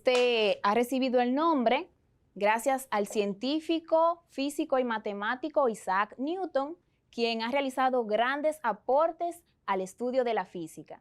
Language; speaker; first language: Spanish; native; Spanish